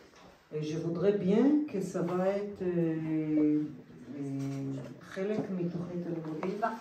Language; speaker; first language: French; early bilingual, heritage; Hebrew